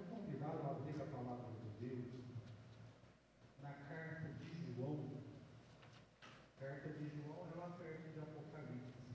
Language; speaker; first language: Portuguese; native; Portuguese